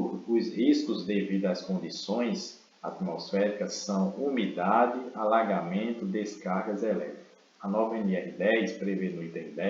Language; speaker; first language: Portuguese; native; Portuguese